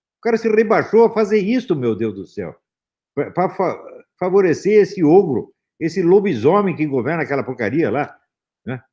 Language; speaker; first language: Portuguese; native; Portuguese